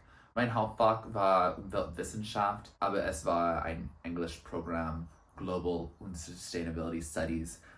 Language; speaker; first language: German; non-native, learner; English